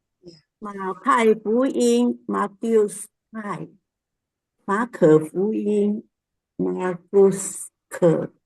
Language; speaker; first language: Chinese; non-native, learner; Indonesian